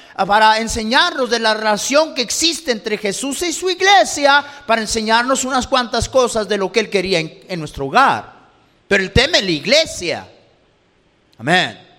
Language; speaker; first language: Spanish; early bilingual, heritage; Spanish